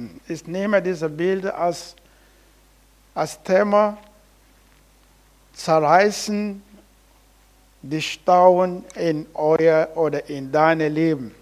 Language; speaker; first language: German; non-native, learner; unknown